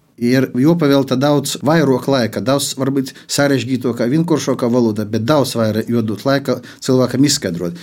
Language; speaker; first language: Latvian; non-native, local second language; Russian